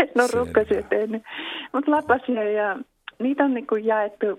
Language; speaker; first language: Finnish; native; Finnish